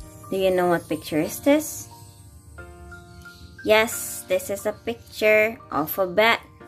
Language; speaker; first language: English; non-native, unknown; Indonesian